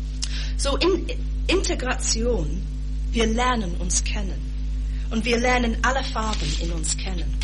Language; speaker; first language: German; non-native, fluent; English